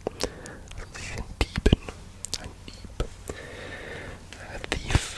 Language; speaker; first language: German; non-native, learner; English